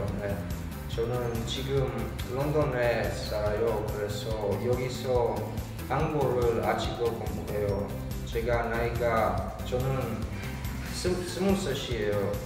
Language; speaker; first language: Korean; non-native, learner; Romanian